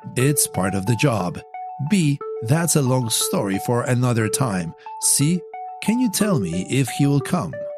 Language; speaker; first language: English; non-native, fluent; Polish